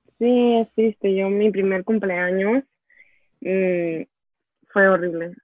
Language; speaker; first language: Spanish; native; Spanish